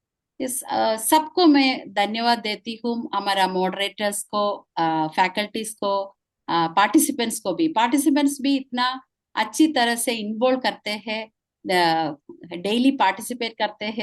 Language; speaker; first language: Hindi; non-native, local second language; Malayalam